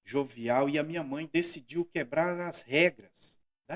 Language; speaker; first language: Portuguese; native; Portuguese